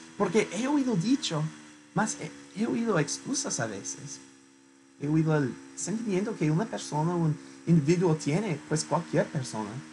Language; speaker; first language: Spanish; non-native, fluent; English